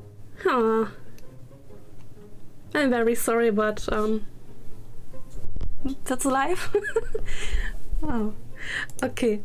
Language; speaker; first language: English; non-native, learner; German